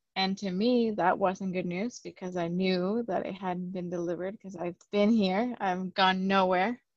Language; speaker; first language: English; early bilingual, other home language; Spanish